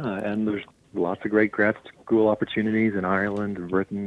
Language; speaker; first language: English; native; English